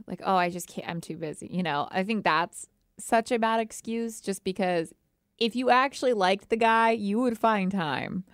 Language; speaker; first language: English; native; English